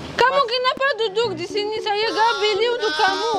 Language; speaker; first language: Indonesian; non-native, learner; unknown